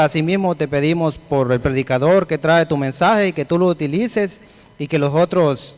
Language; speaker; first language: Spanish; native; Spanish